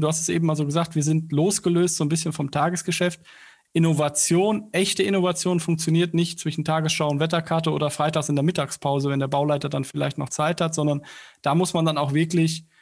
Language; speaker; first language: German; native; German